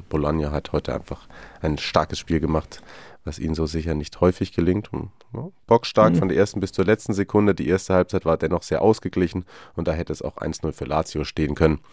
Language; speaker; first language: German; native; German